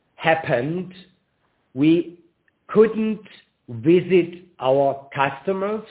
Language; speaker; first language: English; non-native, fluent; German